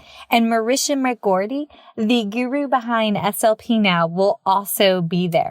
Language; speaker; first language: English; native; English